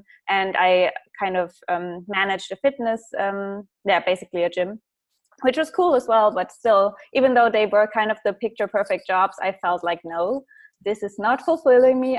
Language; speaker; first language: English; non-native, fluent; German